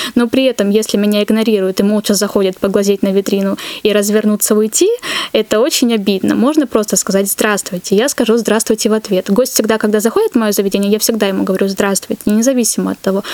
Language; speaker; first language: Russian; native; Russian